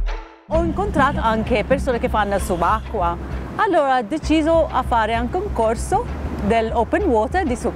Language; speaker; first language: Italian; non-native, fluent; Maltese